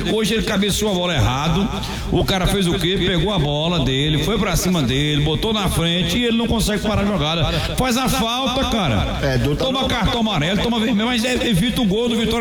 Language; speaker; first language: Portuguese; native; Portuguese